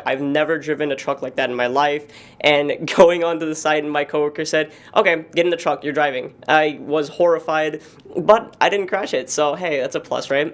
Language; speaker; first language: English; native; English